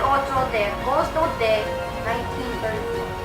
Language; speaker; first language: Spanish; non-native, learner; English